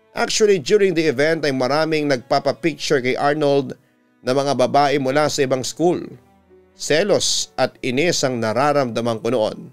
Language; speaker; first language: Filipino; native; Filipino